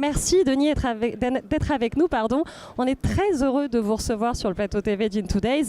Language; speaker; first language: French; native; French